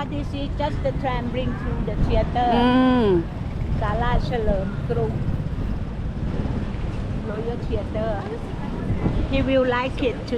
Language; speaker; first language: English; non-native, fluent; Thai